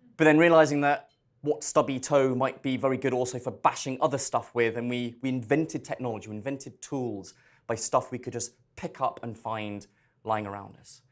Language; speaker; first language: English; native; English